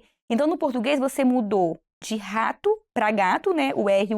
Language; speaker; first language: Portuguese; native; Portuguese